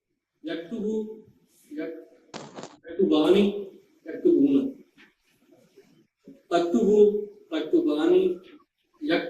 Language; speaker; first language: Arabic; non-native, learner; Urdu